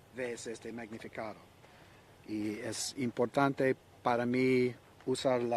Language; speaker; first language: Spanish; non-native, learner; English